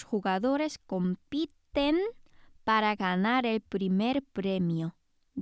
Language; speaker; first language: Spanish; non-native, fluent; Korean